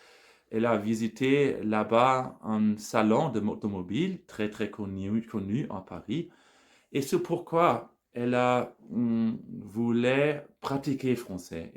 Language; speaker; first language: French; non-native, learner; German